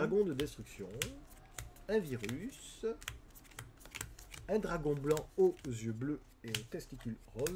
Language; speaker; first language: French; native; French